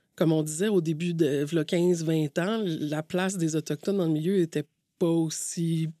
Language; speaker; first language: French; native; French